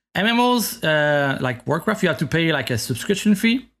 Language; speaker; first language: English; non-native, fluent; French